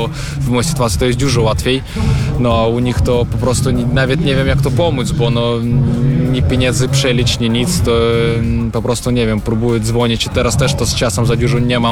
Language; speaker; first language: Polish; non-native, fluent; Russian